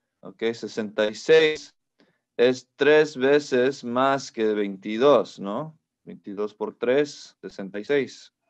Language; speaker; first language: Spanish; non-native, fluent; English